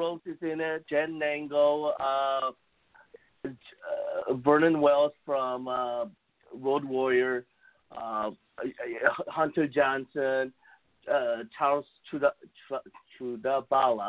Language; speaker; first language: English; non-native, fluent; Korean